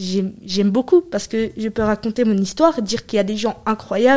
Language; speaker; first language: French; early bilingual, other home language; Arabic